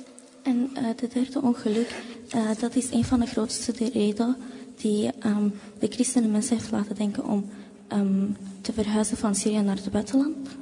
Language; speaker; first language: Dutch; non-native, fluent; Arabic